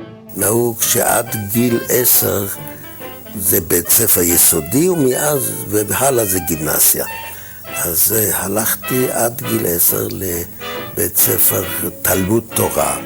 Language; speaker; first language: Hebrew; non-native, fluent; German